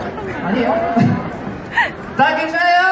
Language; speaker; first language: Korean; non-native, fluent; French